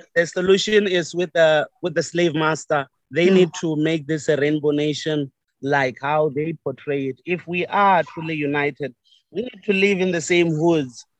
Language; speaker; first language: English; non-native, local second language; Venda